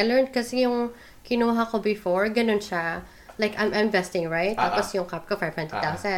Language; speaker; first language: English; non-native, local second language; Filipino